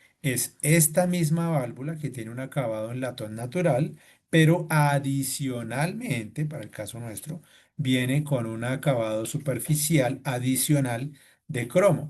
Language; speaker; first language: Spanish; native; Spanish